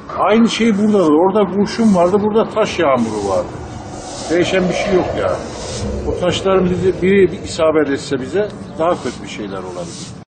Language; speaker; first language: Turkish; native; Turkish